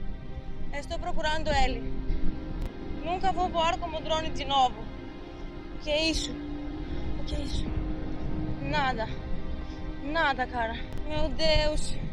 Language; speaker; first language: Portuguese; non-native, learner; Greek